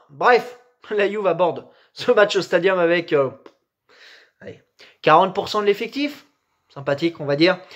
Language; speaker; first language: French; native; French